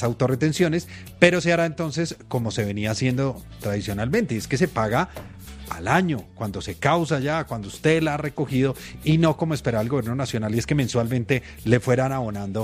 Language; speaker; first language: Spanish; native; Spanish